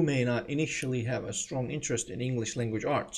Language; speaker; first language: English; non-native, fluent; Turkish